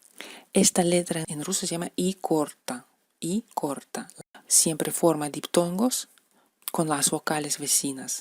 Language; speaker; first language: Spanish; non-native, fluent; Russian